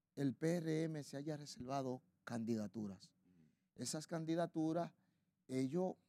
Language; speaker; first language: Spanish; native; Spanish